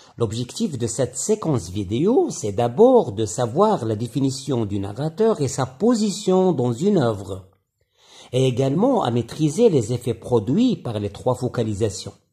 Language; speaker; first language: French; non-native, local second language; Arabic